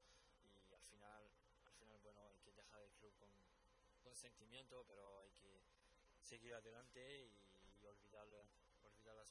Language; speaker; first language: Spanish; non-native, fluent; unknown